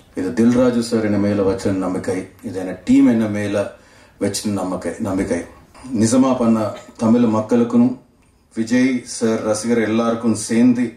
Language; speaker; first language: Tamil; non-native, learner; Telugu